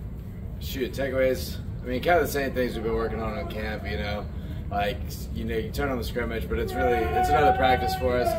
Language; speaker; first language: English; native; English